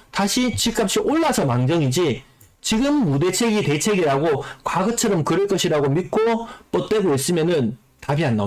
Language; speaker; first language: Korean; native; Korean